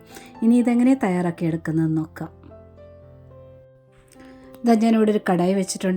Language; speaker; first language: Malayalam; native; Malayalam